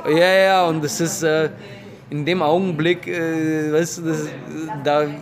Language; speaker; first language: German; non-native, fluent; Romanian